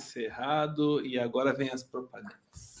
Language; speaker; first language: Portuguese; native; Portuguese